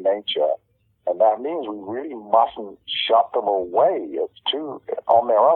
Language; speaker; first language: English; native; English